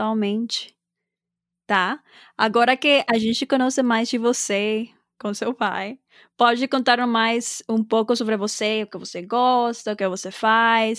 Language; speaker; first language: Portuguese; non-native, fluent; Spanish